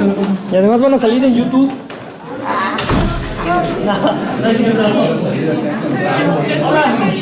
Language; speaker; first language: Spanish; native; Spanish